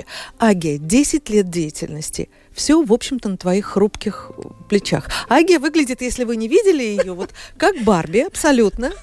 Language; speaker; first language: Russian; native; Russian